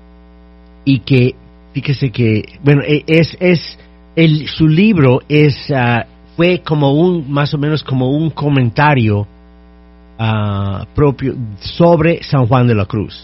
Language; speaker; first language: Spanish; non-native, fluent; English